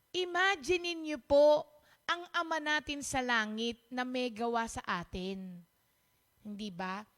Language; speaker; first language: Filipino; non-native, local second language; Pampanga